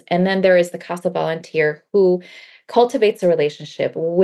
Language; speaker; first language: English; early bilingual, other home language; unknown